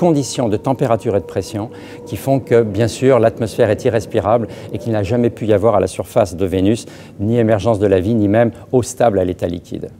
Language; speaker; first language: French; native; French